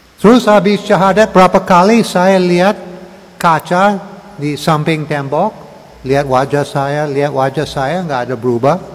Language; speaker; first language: Indonesian; non-native, learner; English